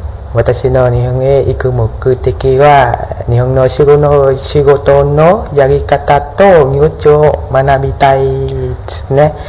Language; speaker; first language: Japanese; non-native, learner; Vietnamese